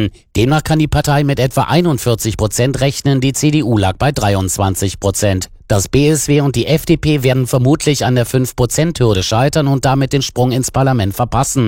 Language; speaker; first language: German; native; German